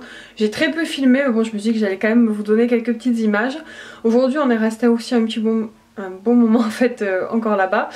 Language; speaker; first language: French; native; French